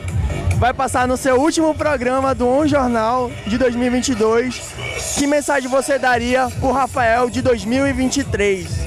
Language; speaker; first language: Portuguese; native; Portuguese